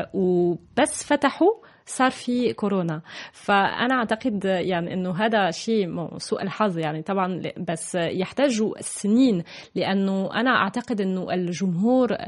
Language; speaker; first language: Arabic; non-native, fluent; French